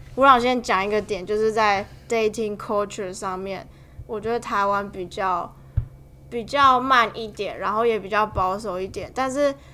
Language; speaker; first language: Chinese; native; Chinese